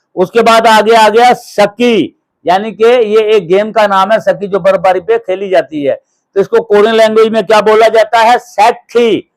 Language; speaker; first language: Urdu; native; Urdu